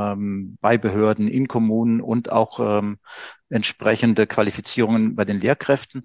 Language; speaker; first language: German; native; German